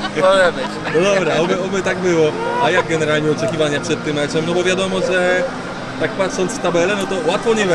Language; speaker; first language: Polish; native; Polish